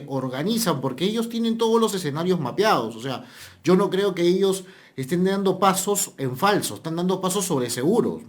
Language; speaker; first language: Spanish; native; Spanish